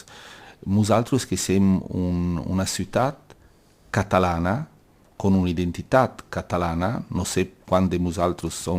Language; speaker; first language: Catalan; non-native, local second language; Italian